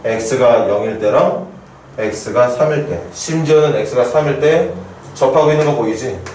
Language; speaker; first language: Korean; native; Korean